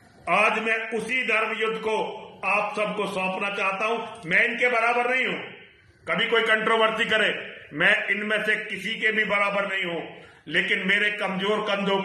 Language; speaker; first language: Hindi; native; Hindi